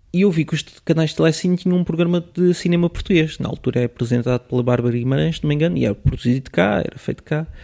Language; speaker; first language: Portuguese; early bilingual, other home language; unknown